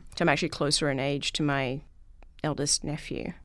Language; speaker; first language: English; native; English